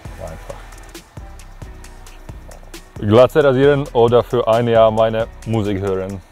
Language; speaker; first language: German; non-native, fluent; Czech